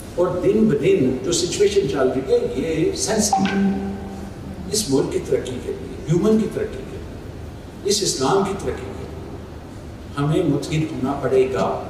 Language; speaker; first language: Urdu; non-native, local second language; Punjabi